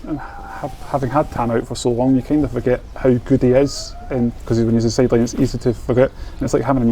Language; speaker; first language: English; native; English